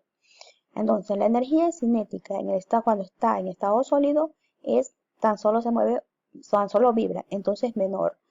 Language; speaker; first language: Spanish; native; Spanish